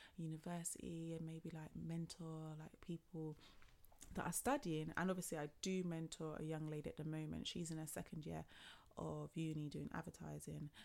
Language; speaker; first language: English; native; English